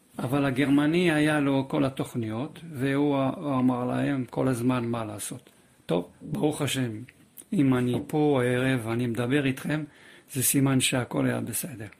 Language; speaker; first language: Hebrew; non-native, fluent; French